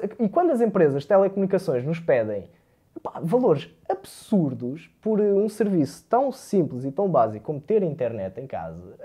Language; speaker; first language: Portuguese; early bilingual, other home language; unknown